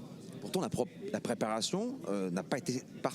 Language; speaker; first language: French; native; French